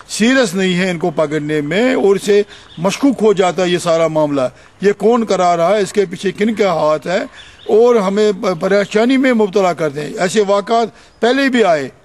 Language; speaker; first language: Urdu; non-native, local second language; Kashmiri